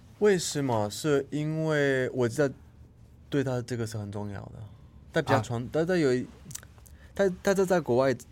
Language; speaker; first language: Chinese; non-native, fluent; French